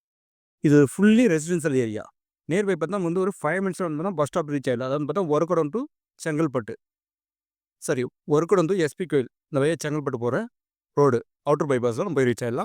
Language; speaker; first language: Tamil; native; Tamil